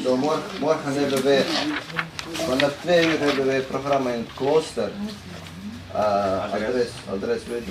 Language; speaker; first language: Dutch; non-native, fluent; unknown